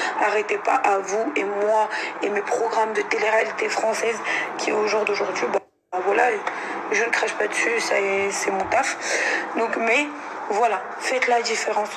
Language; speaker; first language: French; native; French